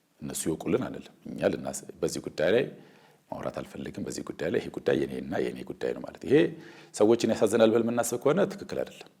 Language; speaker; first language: Amharic; native; Amharic